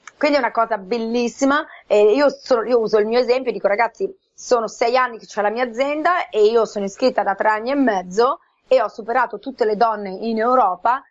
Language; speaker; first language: Italian; native; Italian